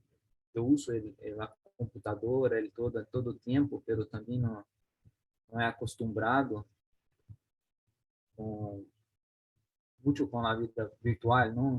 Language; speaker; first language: Spanish; non-native, learner; Portuguese